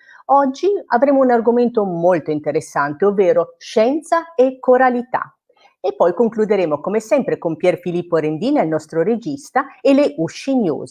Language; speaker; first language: Italian; native; Italian